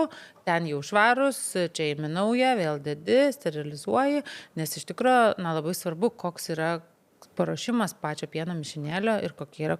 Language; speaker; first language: Lithuanian; native; Lithuanian